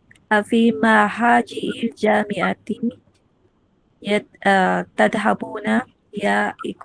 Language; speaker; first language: Arabic; non-native, learner; Filipino